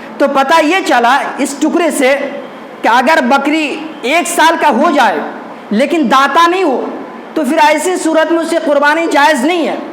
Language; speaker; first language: Urdu; native; Urdu